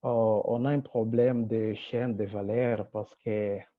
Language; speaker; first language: French; non-native, local second language; Rundi